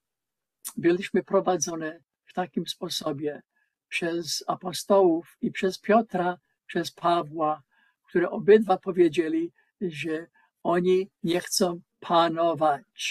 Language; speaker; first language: Polish; non-native, learner; English